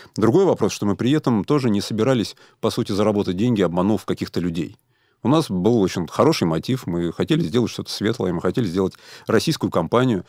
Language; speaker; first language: Russian; native; Russian